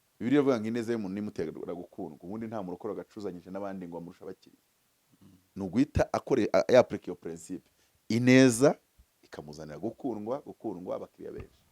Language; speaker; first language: Kinyarwanda; early bilingual, heritage; Kinyarwanda